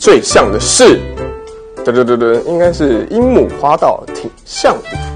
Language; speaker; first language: Chinese; native; Chinese